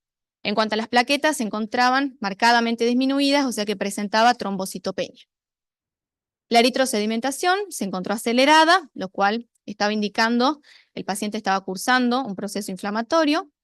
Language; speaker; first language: Spanish; native; Spanish